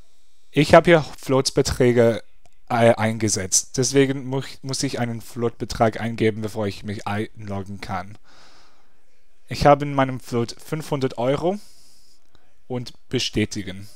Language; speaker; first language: German; non-native, fluent; English